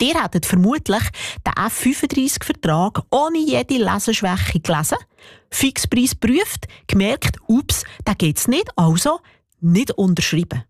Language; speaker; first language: German; native; German